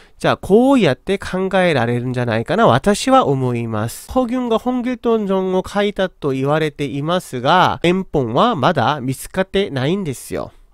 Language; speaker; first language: Japanese; non-native, fluent; Korean